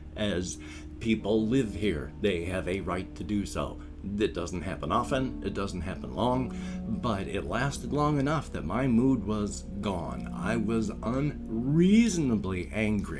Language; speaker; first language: English; native; English